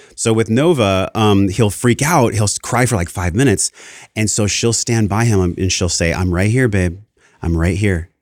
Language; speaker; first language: English; early bilingual, other home language; Italian